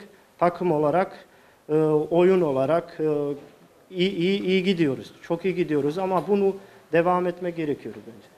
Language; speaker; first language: Turkish; non-native, fluent; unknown